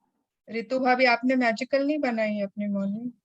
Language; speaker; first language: Hindi; native; Hindi